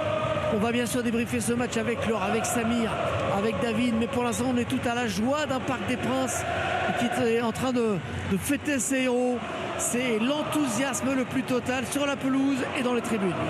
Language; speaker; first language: French; native; French